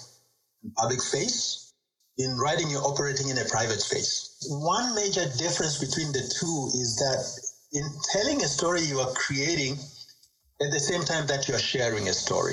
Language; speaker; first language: English; non-native, local second language; Swahili